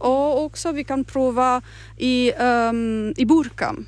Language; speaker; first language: Swedish; non-native, learner; Italian